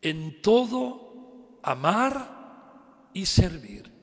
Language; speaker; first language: Spanish; non-native, local second language; Catalan